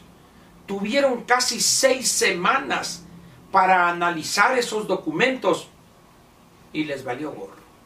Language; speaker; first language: Spanish; native; Spanish